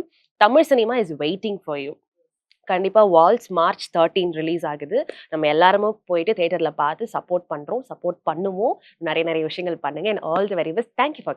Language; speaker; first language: Tamil; native; Tamil